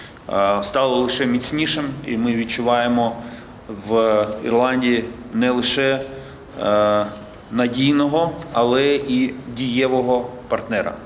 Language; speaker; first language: Ukrainian; native; Ukrainian